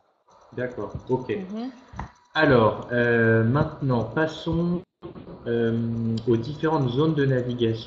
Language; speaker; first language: French; native; French